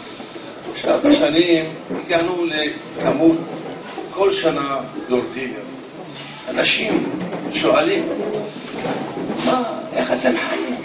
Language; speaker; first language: Hebrew; non-native, fluent; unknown